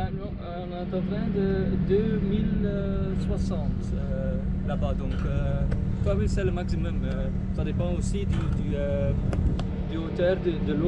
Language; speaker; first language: French; non-native, learner; Dutch